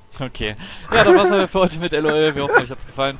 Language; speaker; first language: German; native; German